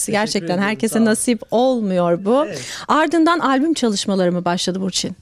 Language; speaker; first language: Turkish; native; Turkish